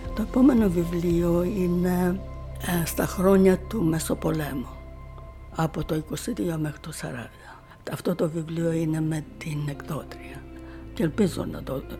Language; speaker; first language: Greek; native; Greek